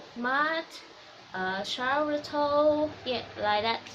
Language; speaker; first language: English; non-native, learner; Vietnamese